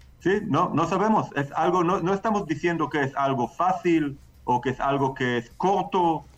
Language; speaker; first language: Spanish; non-native, fluent; Hebrew